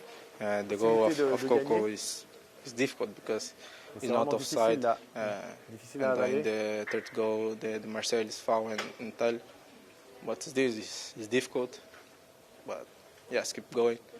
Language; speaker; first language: English; non-native, learner; Portuguese